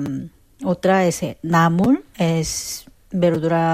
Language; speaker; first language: Spanish; non-native, learner; Korean